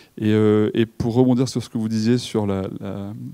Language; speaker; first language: French; native; French